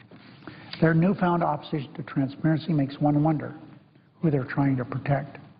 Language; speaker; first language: English; native; English